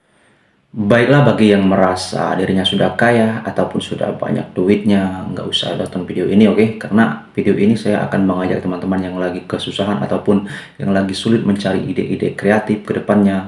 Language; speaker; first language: Indonesian; native; Indonesian